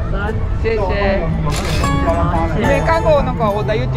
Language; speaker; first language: Chinese; non-native, learner; Japanese